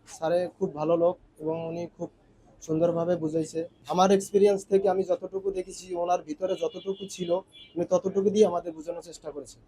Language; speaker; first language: Bangla; native; Bangla